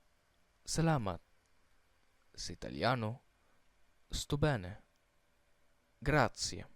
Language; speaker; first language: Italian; non-native, fluent; Filipino